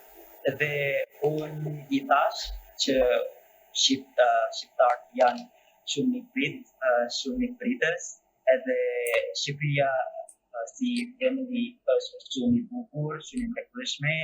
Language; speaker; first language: Albanian; non-native, learner; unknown